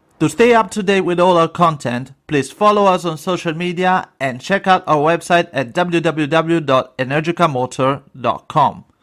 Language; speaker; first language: English; non-native, fluent; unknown